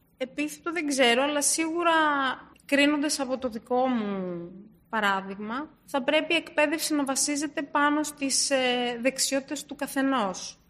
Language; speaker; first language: Greek; early bilingual, other home language; Turkish